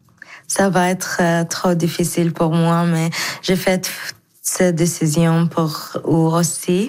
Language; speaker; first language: French; non-native, learner; Arabic